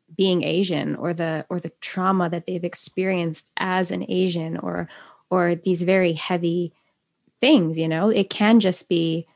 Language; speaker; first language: English; native; English